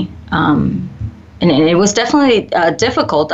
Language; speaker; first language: English; early bilingual, other home language; Spanish